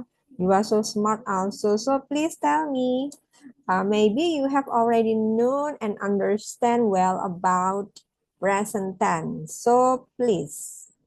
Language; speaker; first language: English; non-native, fluent; Indonesian